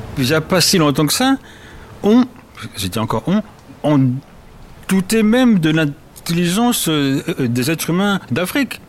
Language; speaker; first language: French; early bilingual, other home language; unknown